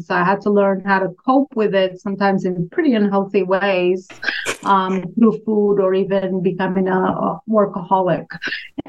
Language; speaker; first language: English; non-native, fluent; Albanian